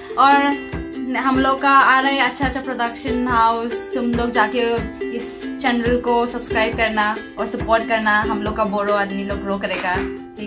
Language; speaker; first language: Hindi; non-native, local second language; Bodo